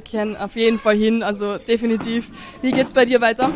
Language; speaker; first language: German; native; German